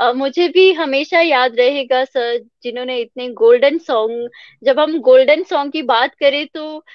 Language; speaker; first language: Hindi; native; Hindi